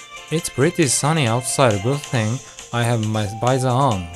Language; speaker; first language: English; non-native, fluent; Japanese